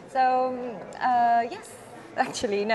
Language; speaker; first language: English; non-native, fluent; French